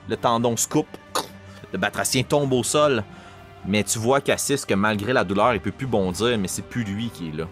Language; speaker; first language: French; native; French